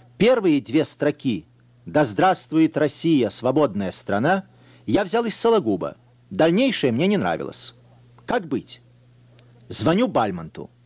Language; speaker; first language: Russian; native; Russian